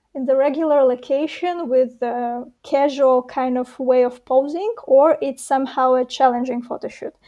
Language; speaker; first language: English; non-native, fluent; Russian